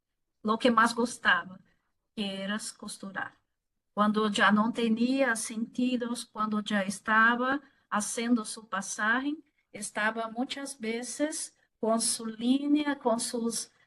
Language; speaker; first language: Spanish; non-native, fluent; Portuguese